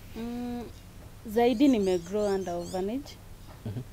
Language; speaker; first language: Swahili; non-native, local second language; Kalenjin